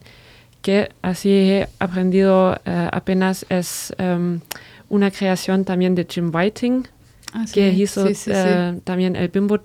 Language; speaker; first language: Spanish; non-native, fluent; German